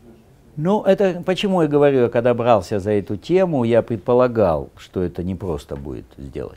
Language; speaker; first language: Russian; native; Russian